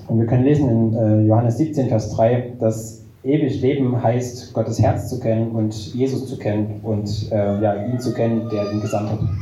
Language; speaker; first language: German; native; German